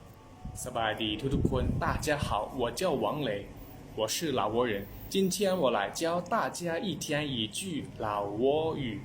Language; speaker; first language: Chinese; non-native, learner; Lao